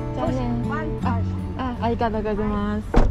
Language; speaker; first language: Japanese; non-native, learner; Chinese